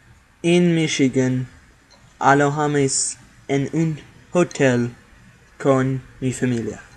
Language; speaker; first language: Spanish; non-native, learner; English